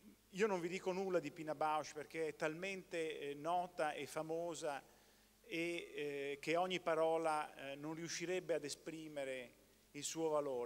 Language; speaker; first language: Italian; native; Italian